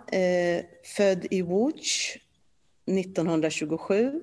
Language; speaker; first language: Swedish; early bilingual, other home language; Polish